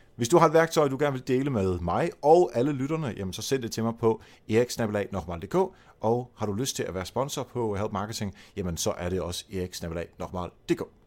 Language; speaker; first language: Danish; non-native, fluent; Dutch